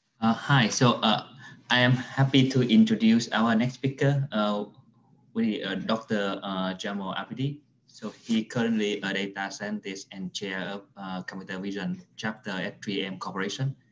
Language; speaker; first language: English; non-native, fluent; Vietnamese